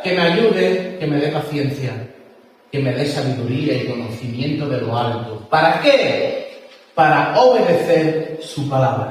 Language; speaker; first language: Spanish; native; Spanish